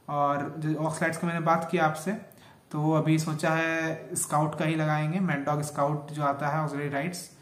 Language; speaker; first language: Hindi; native; Hindi